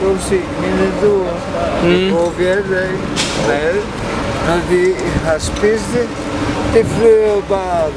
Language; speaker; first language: Danish; non-native, fluent; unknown